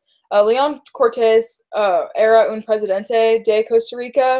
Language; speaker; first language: Spanish; non-native, learner; English